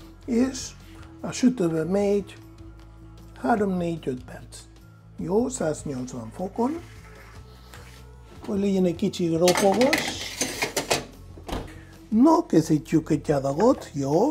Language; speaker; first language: Hungarian; non-native, fluent; Spanish